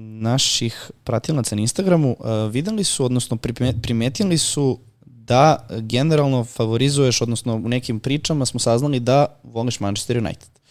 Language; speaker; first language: Serbian; native; Serbian